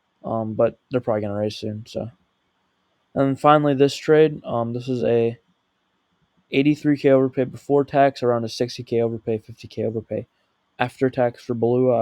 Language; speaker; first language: English; native; English